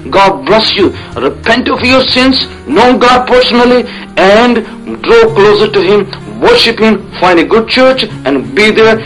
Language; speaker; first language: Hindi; non-native, local second language; Punjabi